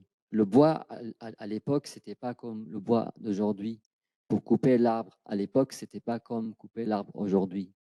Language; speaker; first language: French; non-native, fluent; Arabic